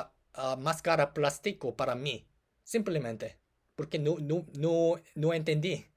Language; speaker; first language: Spanish; non-native, learner; Korean